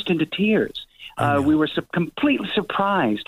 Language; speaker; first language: English; native; English